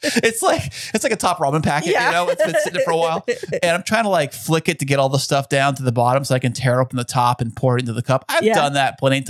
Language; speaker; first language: English; native; English